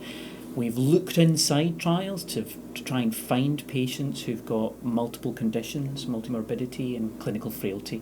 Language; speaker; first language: English; native; English